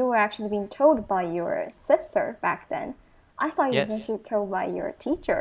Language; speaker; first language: English; non-native, fluent; Chinese